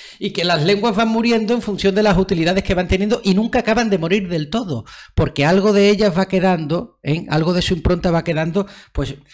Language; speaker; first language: Spanish; native; Spanish